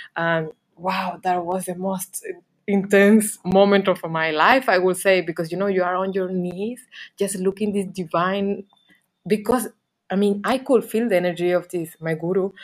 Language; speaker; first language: English; non-native, fluent; Spanish